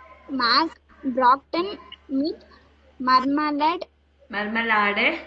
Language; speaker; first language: German; non-native, learner; Tamil